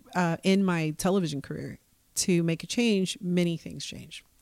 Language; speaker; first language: English; native; English